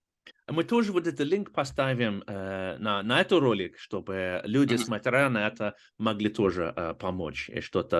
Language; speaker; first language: Russian; non-native, fluent; English